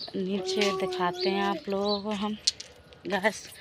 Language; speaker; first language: Hindi; native; Hindi